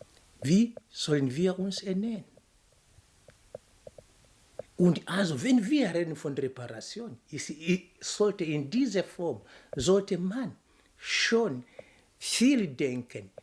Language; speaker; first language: German; non-native, fluent; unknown